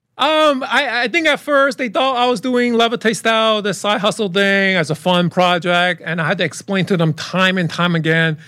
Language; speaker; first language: English; early bilingual, other home language; Cantonese